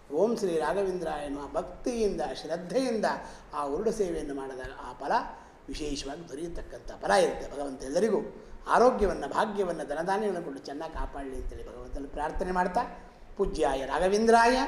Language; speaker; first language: Kannada; native; Kannada